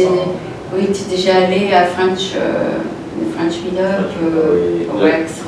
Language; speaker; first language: French; non-native, local second language; Arabic